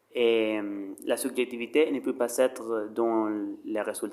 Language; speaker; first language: French; non-native, learner; Spanish